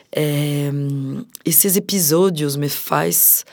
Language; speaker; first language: Portuguese; non-native, fluent; French